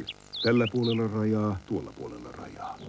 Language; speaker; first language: Finnish; native; Finnish